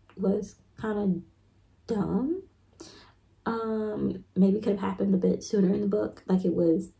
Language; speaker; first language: English; native; English